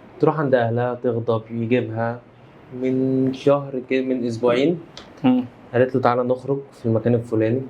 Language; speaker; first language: Arabic; native; Arabic